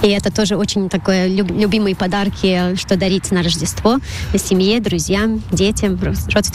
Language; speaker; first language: Russian; non-native, local second language; Latvian